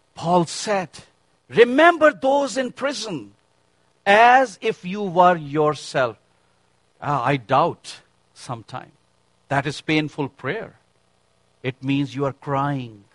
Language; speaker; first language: English; non-native, local second language; Urdu